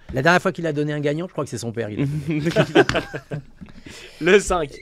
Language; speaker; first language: French; native; French